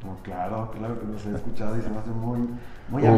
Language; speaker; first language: Spanish; native; Spanish